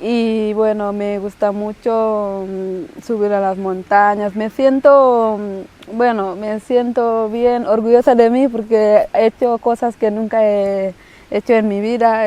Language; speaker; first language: Spanish; non-native, fluent; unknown